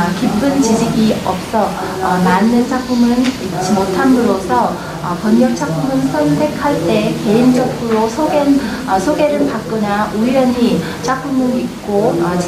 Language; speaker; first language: Korean; non-native, fluent; Vietnamese